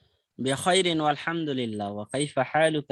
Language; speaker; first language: Arabic; non-native, learner; Bangla